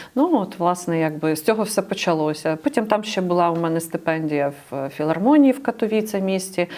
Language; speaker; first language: Ukrainian; native; Ukrainian